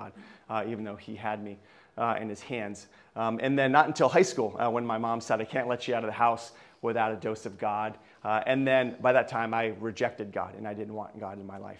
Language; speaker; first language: English; native; English